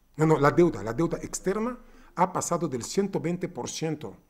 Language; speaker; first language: Spanish; non-native, fluent; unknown